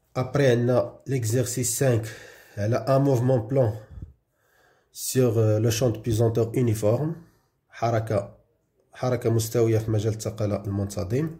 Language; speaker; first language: French; non-native, local second language; Arabic